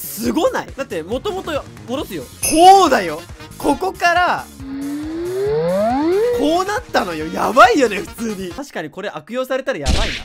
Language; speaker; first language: Japanese; native; Japanese